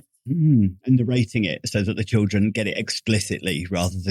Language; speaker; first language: English; native; English